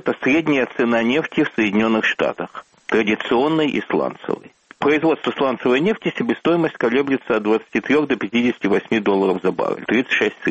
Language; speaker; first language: Russian; native; Russian